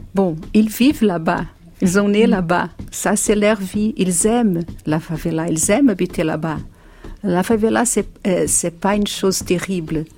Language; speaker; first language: French; non-native, fluent; Portuguese